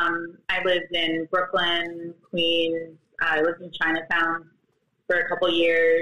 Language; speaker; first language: English; native; English